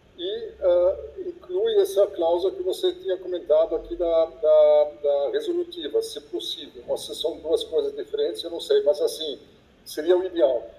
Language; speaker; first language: Portuguese; non-native, fluent; German